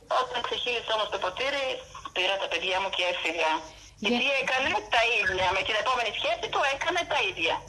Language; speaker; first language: Greek; non-native, fluent; Bulgarian